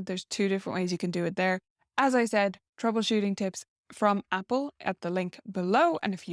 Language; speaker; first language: English; native; English